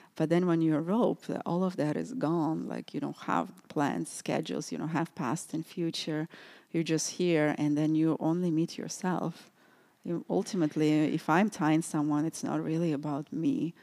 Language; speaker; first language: English; non-native, fluent; Russian